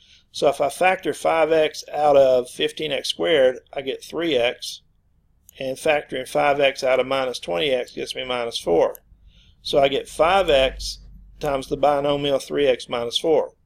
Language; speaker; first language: English; native; English